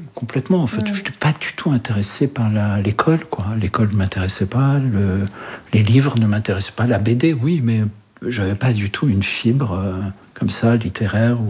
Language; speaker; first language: French; early bilingual, other home language; Arabic